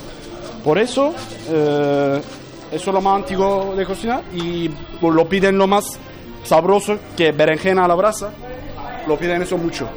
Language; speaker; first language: Spanish; non-native, learner; Turkish